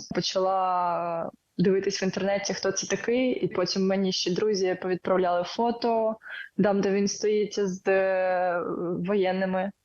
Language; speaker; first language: Ukrainian; native; Ukrainian